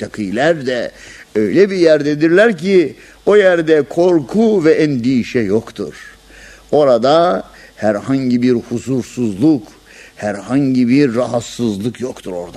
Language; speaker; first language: Turkish; native; Turkish